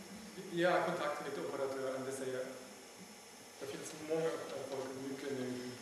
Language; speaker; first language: Swedish; non-native, learner; German